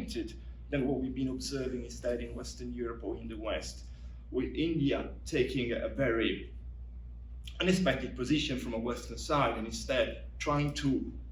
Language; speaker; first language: English; non-native, fluent; Italian